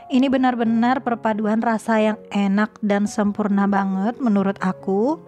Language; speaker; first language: Indonesian; native; Indonesian